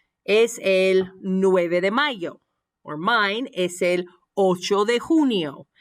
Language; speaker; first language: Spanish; non-native, fluent; English